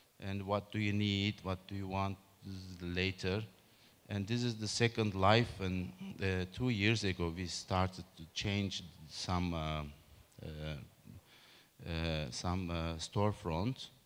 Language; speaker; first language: English; non-native, learner; Turkish